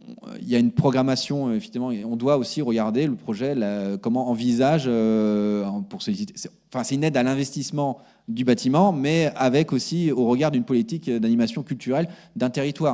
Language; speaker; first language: French; native; French